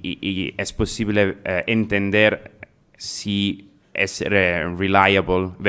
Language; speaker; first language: Spanish; non-native, fluent; Italian